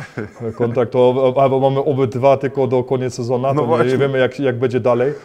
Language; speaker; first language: Polish; early bilingual, heritage; Polish